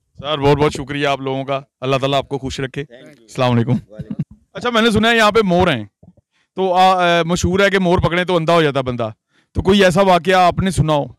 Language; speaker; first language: Urdu; non-native, local second language; Punjabi